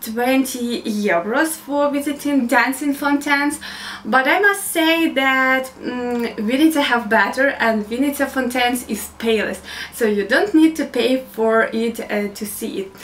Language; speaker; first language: English; non-native, learner; Ukrainian